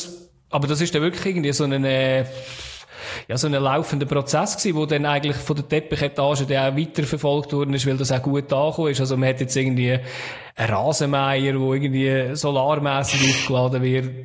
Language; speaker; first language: German; native; German